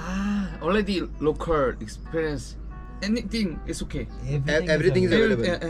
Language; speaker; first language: English; non-native, learner; Korean